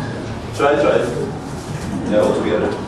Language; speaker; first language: English; non-native, learner; Italian